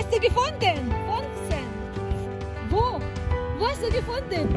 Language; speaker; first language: German; non-native, learner; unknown